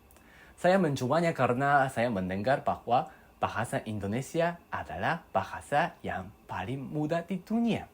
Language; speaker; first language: Indonesian; non-native, learner; Japanese